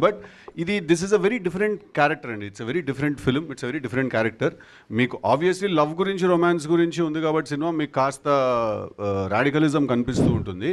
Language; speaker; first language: Telugu; native; Telugu